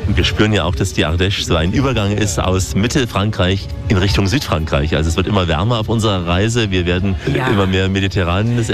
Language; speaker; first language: German; native; German